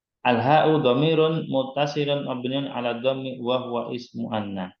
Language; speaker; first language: Arabic; non-native, fluent; Indonesian